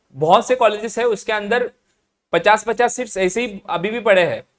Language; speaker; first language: Hindi; non-native, local second language; Marathi